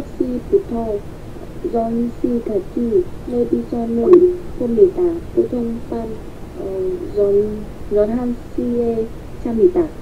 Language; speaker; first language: Korean; non-native, learner; Vietnamese